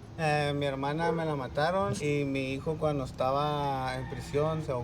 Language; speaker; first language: Spanish; native; Spanish